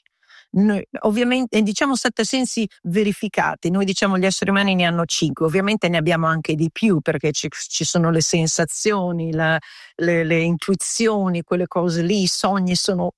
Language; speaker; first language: Italian; early bilingual, heritage; Italian